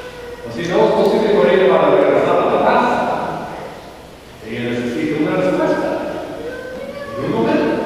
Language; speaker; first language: Spanish; non-native, learner; English